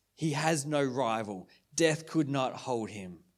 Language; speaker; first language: English; native; English